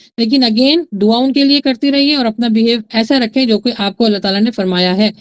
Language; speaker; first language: Urdu; native; Urdu